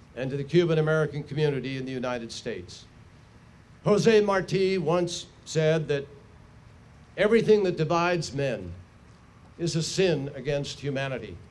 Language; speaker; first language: English; native; English